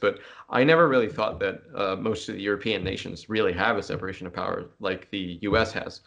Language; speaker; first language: English; non-native, fluent; French